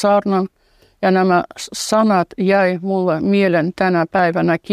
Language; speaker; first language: Finnish; non-native, fluent; Russian